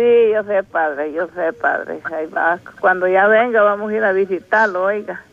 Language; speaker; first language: Spanish; native; Spanish